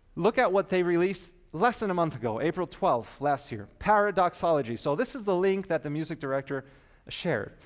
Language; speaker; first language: English; native; English